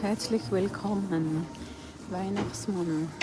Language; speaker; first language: German; non-native, learner; Cebuano